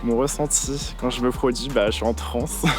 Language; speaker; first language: French; native; French